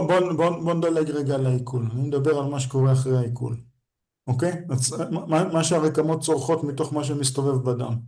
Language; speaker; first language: Hebrew; native; Hebrew